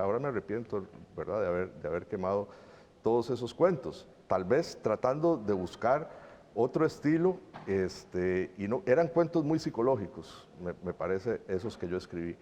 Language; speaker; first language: Spanish; native; Spanish